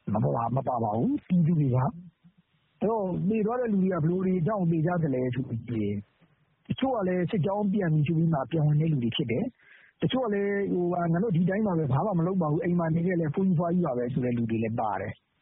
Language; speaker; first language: Burmese; native; Burmese